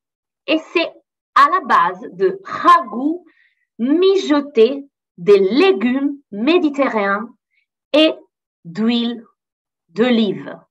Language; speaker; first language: French; non-native, fluent; Italian